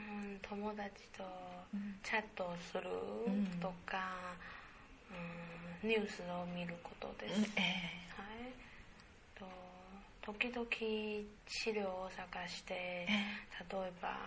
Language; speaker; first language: Japanese; non-native, learner; Chinese